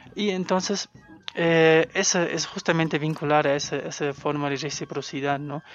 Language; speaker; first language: Spanish; non-native, fluent; German